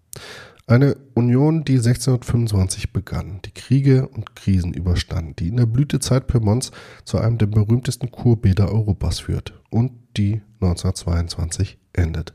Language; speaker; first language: German; native; German